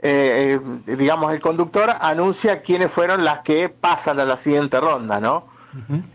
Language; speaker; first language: Spanish; native; Spanish